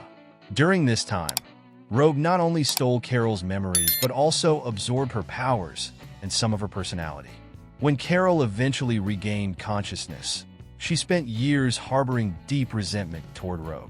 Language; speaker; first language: English; native; English